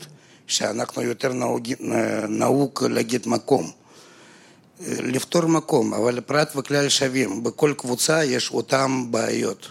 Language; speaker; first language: Hebrew; non-native, fluent; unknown